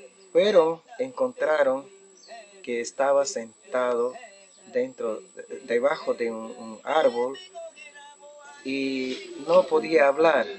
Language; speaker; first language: Spanish; non-native, local second language; Shipibo-Conibo